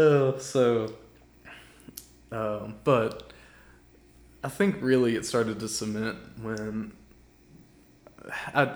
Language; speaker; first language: English; native; English